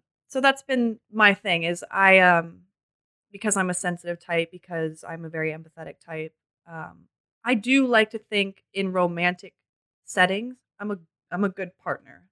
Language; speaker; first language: English; early bilingual, other home language; French